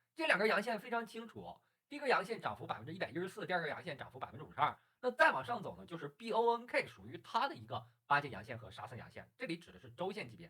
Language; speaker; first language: Chinese; native; Chinese